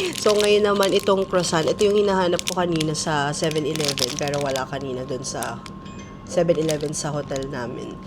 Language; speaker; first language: Filipino; native; Filipino